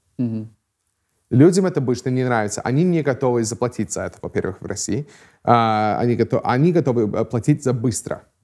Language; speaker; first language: Russian; non-native, fluent; English